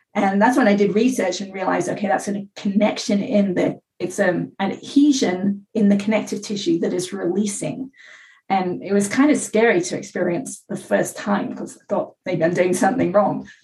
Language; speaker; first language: English; native; English